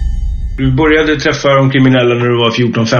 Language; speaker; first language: Swedish; native; Swedish